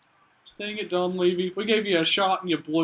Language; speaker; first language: English; native; English